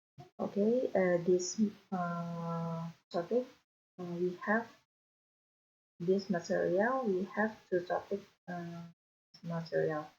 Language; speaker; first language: English; non-native, learner; Indonesian